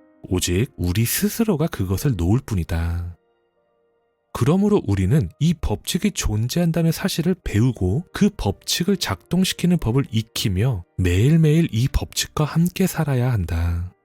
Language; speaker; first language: Korean; native; Korean